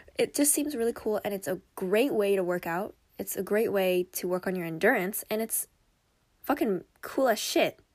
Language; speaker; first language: English; early bilingual, other home language; Korean